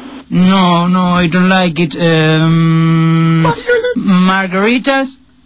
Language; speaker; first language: English; non-native, learner; Spanish